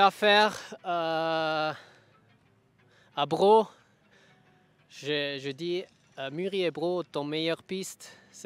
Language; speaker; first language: French; non-native, local second language; German